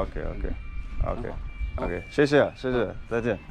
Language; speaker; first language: Chinese; non-native, fluent; English